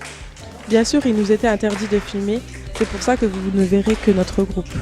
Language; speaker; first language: French; native; French